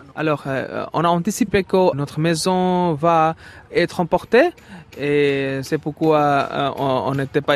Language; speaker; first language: French; non-native, fluent; Bangla